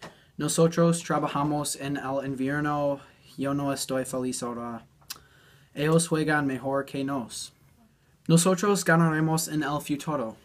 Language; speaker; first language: Spanish; non-native, learner; English